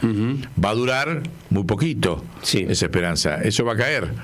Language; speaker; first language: Spanish; native; Spanish